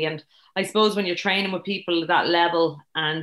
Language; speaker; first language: English; native; English